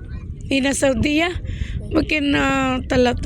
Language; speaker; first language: Arabic; non-native, learner; Filipino